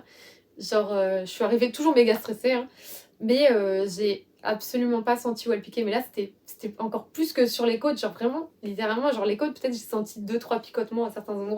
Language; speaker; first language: French; native; French